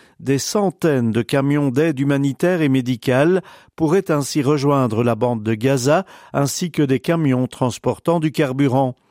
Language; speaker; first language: French; native; French